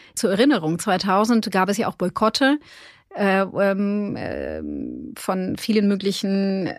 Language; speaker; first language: German; non-native, fluent; Ukrainian